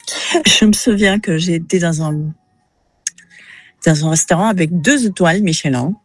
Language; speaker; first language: French; non-native, fluent; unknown